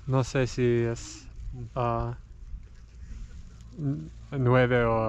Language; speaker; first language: Spanish; non-native, learner; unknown